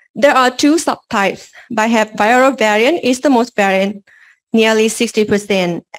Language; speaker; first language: English; non-native, learner; Lao